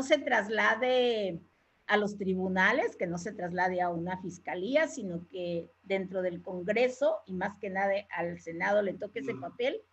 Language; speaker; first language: Spanish; native; Spanish